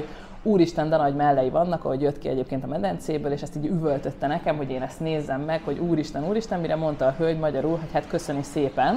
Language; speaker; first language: Hungarian; native; Hungarian